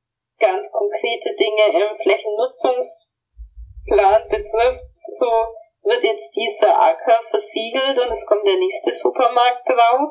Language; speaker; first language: German; native; German